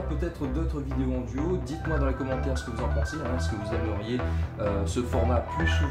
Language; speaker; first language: French; native; French